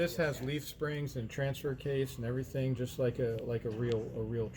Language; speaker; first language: English; native; English